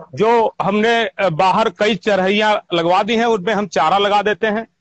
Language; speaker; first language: Hindi; native; Hindi